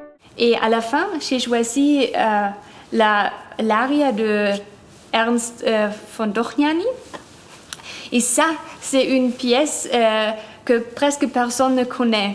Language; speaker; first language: French; non-native, fluent; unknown